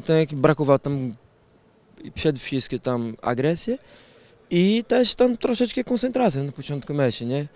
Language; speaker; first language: Polish; non-native, learner; Portuguese